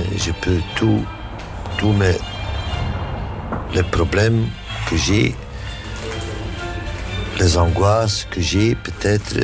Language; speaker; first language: French; non-native, local second language; Dutch